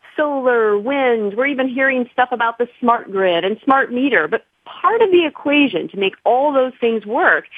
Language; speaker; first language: English; native; English